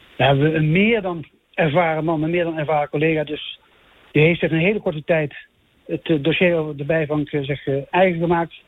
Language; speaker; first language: Dutch; native; Dutch